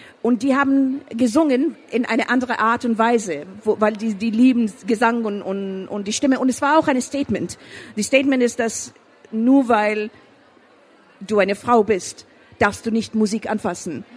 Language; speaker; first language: German; non-native, fluent; Persian